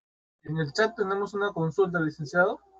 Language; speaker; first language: Spanish; native; Spanish